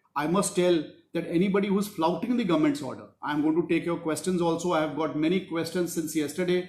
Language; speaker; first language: English; non-native, local second language; Punjabi